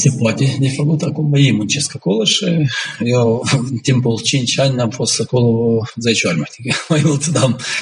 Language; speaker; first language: Romanian; non-native, local second language; Gagauz